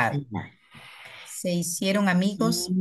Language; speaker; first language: Spanish; non-native, learner; English